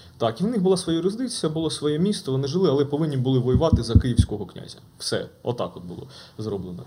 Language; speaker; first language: Ukrainian; native; Ukrainian